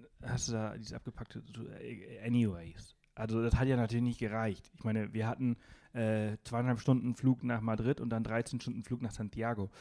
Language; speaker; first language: German; non-native, fluent; Spanish